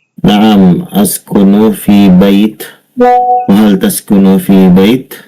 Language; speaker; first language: Arabic; non-native, learner; Indonesian